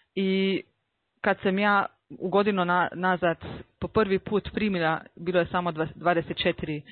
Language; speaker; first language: Serbian; non-native, fluent; Slovenian